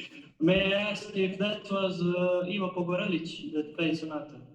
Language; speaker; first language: English; non-native, fluent; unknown